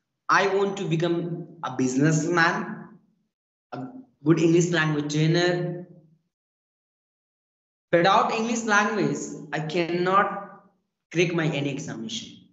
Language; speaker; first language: English; non-native, learner; Hindi